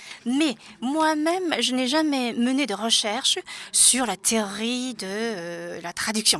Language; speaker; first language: French; non-native, fluent; Japanese